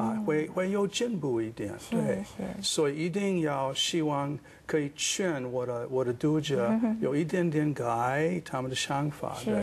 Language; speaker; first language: Chinese; non-native, fluent; English